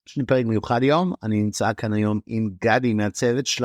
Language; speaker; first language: Hebrew; native; Hebrew